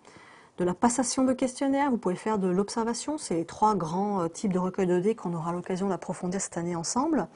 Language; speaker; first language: French; native; French